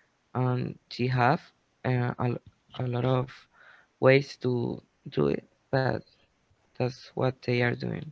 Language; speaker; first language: English; non-native, learner; Spanish